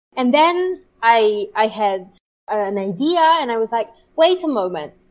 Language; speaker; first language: English; non-native, fluent; Italian